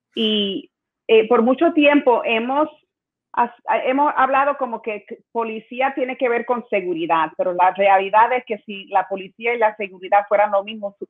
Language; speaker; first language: Spanish; early bilingual, heritage; Spanish